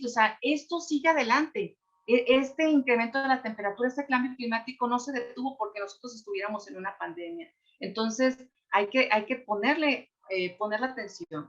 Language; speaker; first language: Spanish; native; Spanish